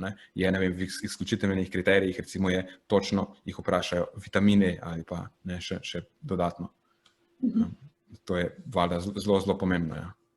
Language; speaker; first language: Slovenian; native; Slovenian